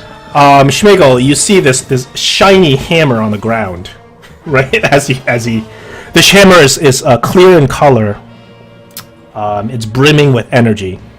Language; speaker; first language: English; native; English